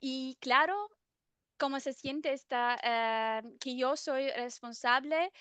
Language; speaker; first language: Spanish; non-native, fluent; German